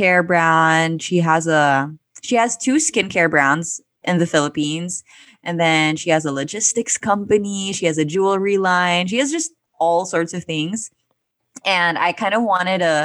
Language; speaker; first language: English; non-native, local second language; Filipino